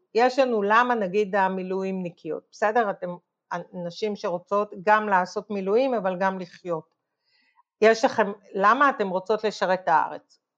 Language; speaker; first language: Hebrew; native; Hebrew